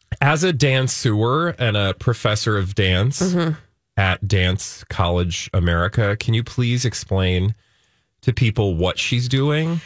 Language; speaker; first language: English; native; English